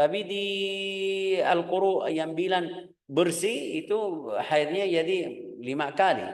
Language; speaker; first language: Indonesian; non-native, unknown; Arabic